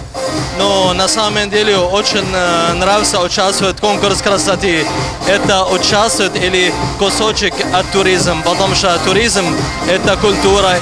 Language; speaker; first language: Russian; non-native, learner; Arabic